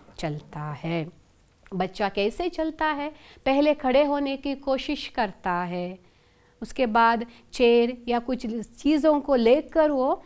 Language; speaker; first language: Hindi; non-native, local second language; Kannada